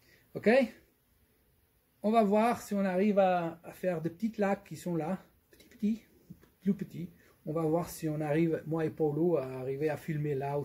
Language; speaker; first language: French; non-native, fluent; Portuguese